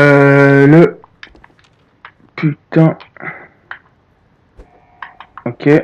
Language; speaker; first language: French; native; French